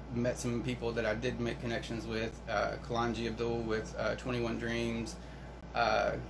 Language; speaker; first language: English; native; English